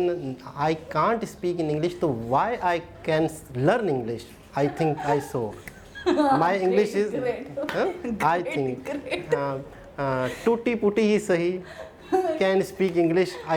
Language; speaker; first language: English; non-native, learner; Urdu